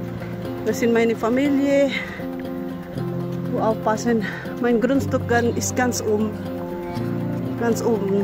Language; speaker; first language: German; non-native, learner; Filipino